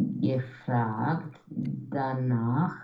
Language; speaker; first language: German; non-native, learner; Romanian